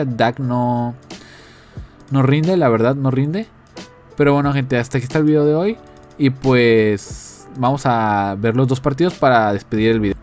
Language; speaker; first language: Spanish; native; Spanish